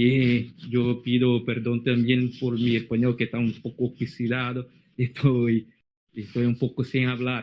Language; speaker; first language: Spanish; non-native, learner; Portuguese